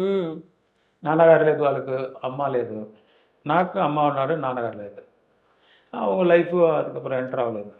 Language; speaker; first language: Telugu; non-native, learner; Tamil